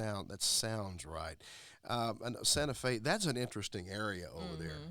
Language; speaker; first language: English; native; English